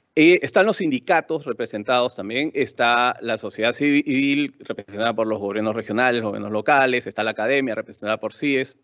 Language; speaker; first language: Spanish; native; Spanish